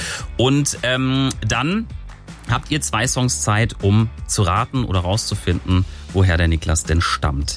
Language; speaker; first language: German; native; German